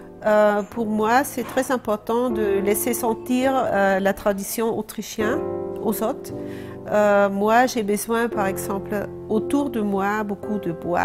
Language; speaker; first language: French; non-native, fluent; German